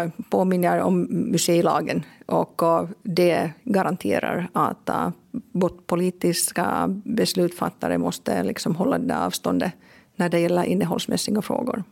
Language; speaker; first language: Swedish; non-native, local second language; Finnish